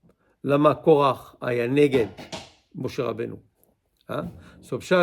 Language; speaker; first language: Hebrew; non-native, fluent; English